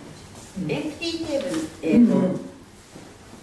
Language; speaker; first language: Japanese; native; Japanese